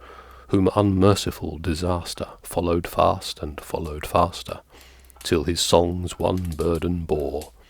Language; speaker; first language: English; native; English